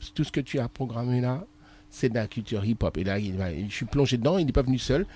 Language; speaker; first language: French; native; French